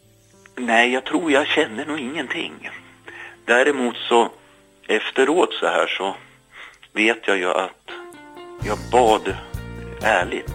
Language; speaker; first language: Swedish; native; Swedish